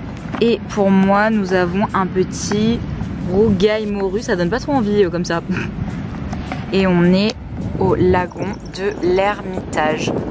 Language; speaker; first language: French; native; French